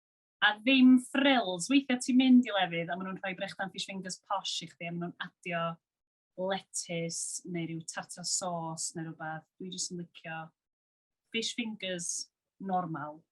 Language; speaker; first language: Welsh; native; Welsh